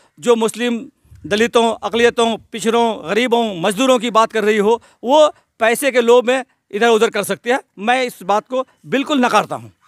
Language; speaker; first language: Hindi; native; Hindi